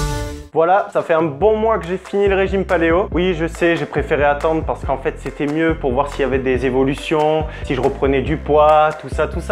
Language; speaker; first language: French; native; French